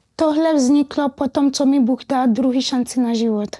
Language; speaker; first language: Czech; early bilingual, other home language; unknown